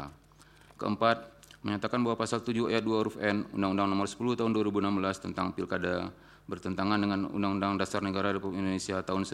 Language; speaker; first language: Indonesian; native; Indonesian